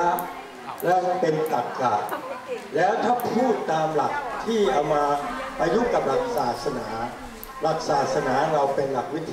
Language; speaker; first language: Thai; native; Thai